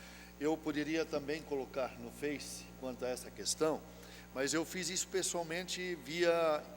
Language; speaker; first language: Portuguese; native; Portuguese